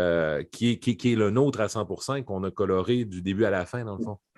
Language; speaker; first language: French; native; French